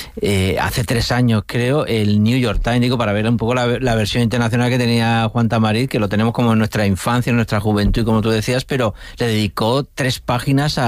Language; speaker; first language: Spanish; native; Spanish